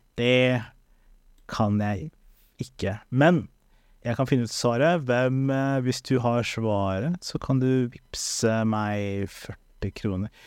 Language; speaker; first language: Norwegian; early bilingual, other home language; Somali